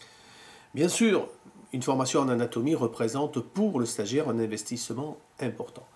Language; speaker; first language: French; native; French